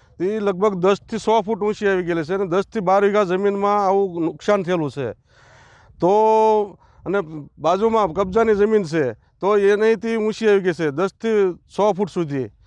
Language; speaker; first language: Gujarati; native; Gujarati